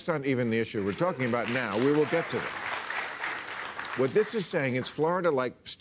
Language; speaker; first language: English; native; English